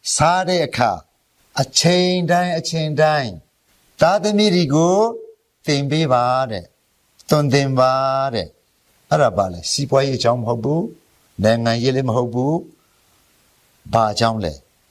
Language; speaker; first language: Burmese; non-native, local second language; Hakha Chin